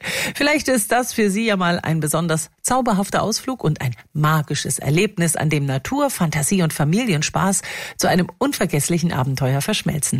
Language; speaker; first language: German; native; German